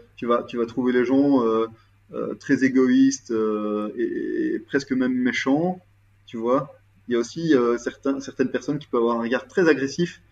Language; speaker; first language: French; native; French